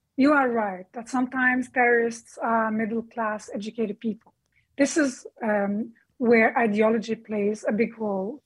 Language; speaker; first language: English; non-native, fluent; Arabic